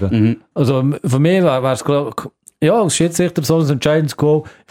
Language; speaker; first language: German; native; German